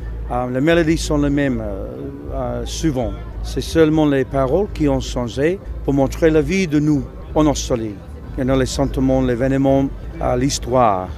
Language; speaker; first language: French; non-native, learner; English